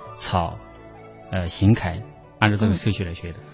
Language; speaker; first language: Chinese; non-native, local second language; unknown